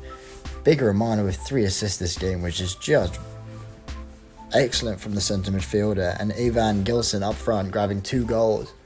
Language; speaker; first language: English; native; English